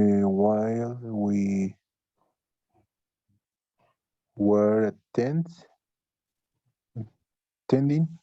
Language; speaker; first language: English; non-native, learner; Spanish